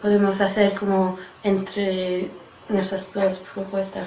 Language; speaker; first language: Spanish; non-native, learner; English